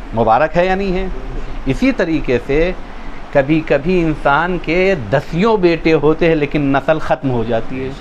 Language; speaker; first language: Urdu; native; Urdu